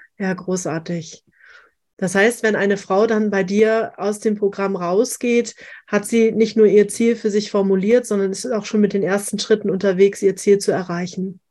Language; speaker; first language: German; native; German